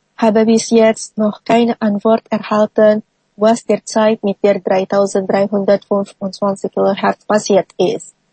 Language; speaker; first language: German; non-native, fluent; Indonesian